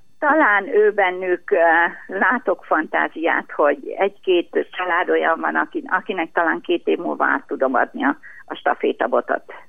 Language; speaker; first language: Hungarian; native; Hungarian